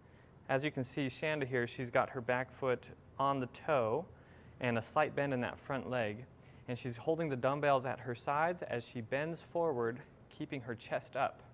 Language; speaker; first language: English; native; English